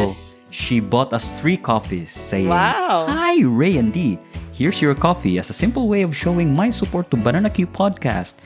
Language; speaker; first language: English; non-native, local second language; Cebuano